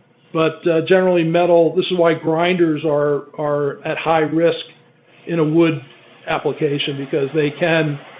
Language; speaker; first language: English; native; English